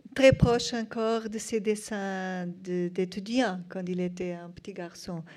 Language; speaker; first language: French; non-native, fluent; Portuguese